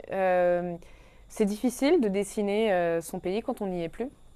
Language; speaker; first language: French; native; French